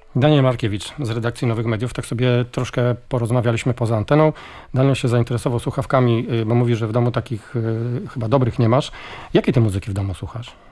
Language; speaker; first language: Polish; native; Polish